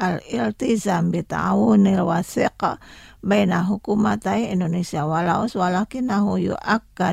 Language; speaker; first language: Arabic; non-native, fluent; Indonesian